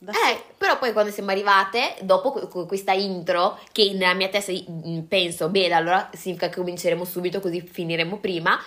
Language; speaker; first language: Italian; early bilingual, other home language; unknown